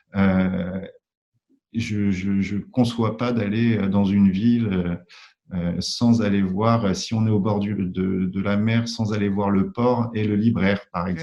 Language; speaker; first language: French; native; French